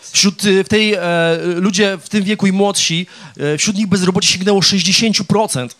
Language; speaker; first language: Polish; native; Polish